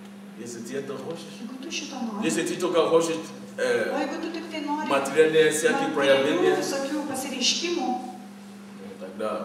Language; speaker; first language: Russian; non-native, fluent; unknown